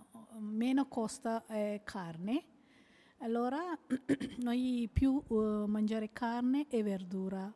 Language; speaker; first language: Italian; non-native, learner; Sinhala